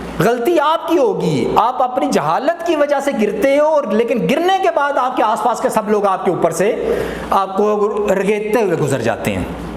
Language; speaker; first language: Urdu; non-native, local second language; Punjabi